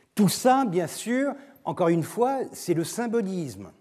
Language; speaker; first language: French; non-native, fluent; Turkish